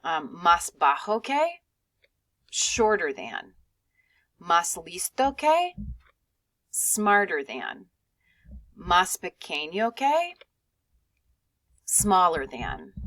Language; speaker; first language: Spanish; non-native, fluent; English